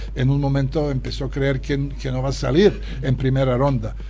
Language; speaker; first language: Spanish; non-native, fluent; Serbian